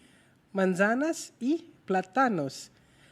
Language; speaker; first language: Spanish; non-native, learner; Hindi